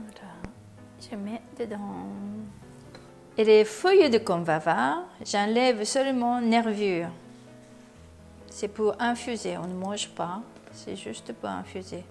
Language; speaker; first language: French; non-native, learner; Japanese